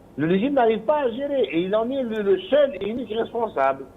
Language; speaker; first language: French; non-native, local second language; Arabic